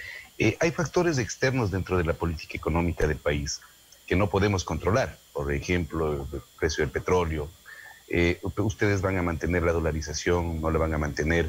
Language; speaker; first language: Spanish; native; Spanish